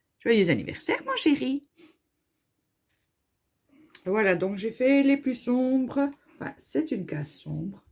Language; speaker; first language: French; native; French